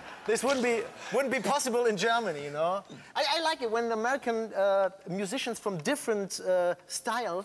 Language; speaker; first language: English; non-native, fluent; German